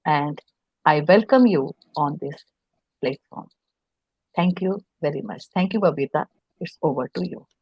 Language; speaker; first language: English; non-native, local second language; Hindi